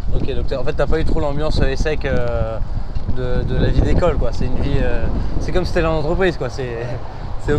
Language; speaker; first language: French; native; French